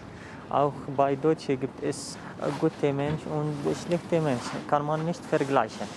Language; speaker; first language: German; non-native, learner; Arabic